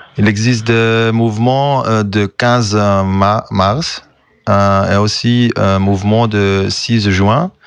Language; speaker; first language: French; non-native, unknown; Croatian